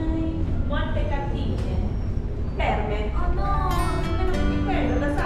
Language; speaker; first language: Italian; non-native, fluent; Filipino